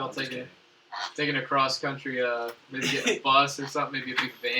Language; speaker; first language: English; native; English